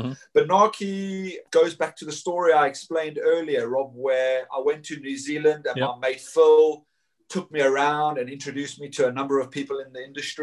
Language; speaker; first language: English; native; English